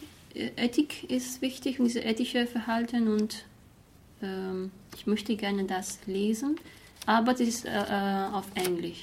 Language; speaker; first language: German; non-native, fluent; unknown